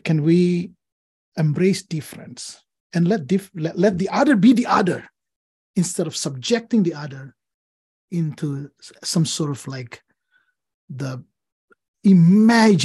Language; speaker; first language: English; non-native, fluent; Indonesian